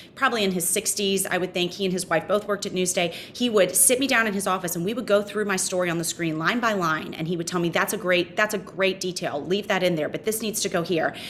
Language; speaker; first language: English; native; English